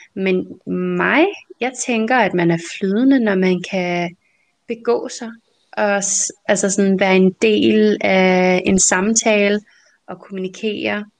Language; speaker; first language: Danish; native; Danish